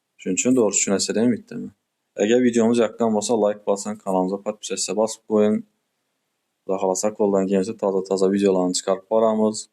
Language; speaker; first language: Uzbek; native; Uzbek